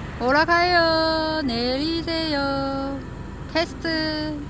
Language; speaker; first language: Korean; non-native, learner; Vietnamese